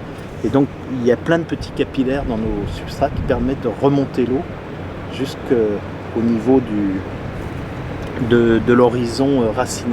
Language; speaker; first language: French; native; French